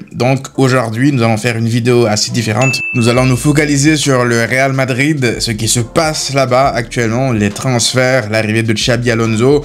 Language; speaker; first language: French; native; French